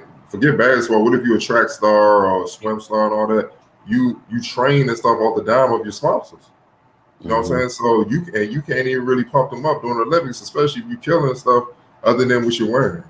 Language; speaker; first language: English; native; English